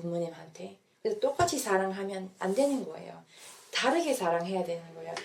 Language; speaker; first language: Korean; non-native, fluent; English